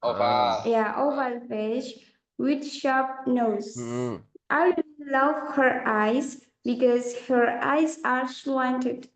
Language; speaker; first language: English; non-native, learner; Indonesian